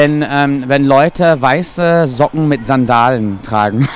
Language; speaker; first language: German; non-native, fluent; English